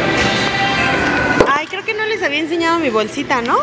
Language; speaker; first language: Spanish; native; Spanish